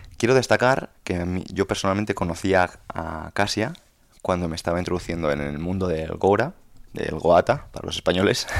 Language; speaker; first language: Spanish; native; Spanish